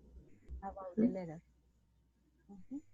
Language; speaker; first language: English; non-native, learner; Spanish